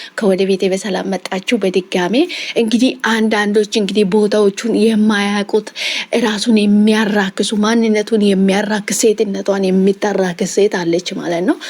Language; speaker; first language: Amharic; native; Amharic